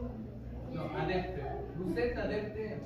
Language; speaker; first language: French; non-native, fluent; Spanish